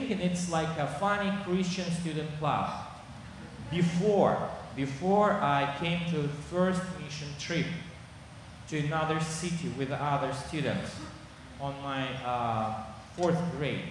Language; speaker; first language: English; non-native, learner; Kazakh